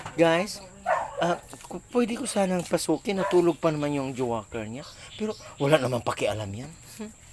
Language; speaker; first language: Filipino; non-native, local second language; Cebuano